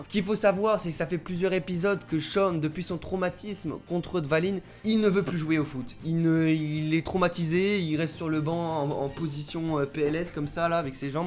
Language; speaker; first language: French; native; French